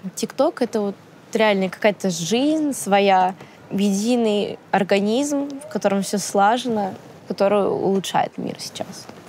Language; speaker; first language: Russian; native; Russian